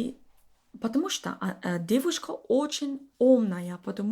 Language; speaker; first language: Russian; non-native, learner; English